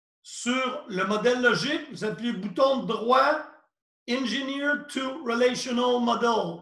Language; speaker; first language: French; native; French